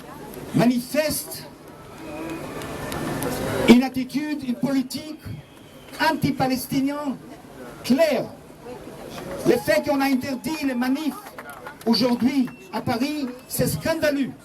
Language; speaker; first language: French; non-native, fluent; Hebrew